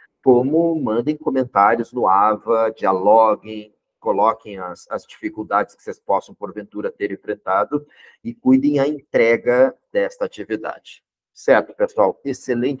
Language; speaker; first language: Portuguese; native; Portuguese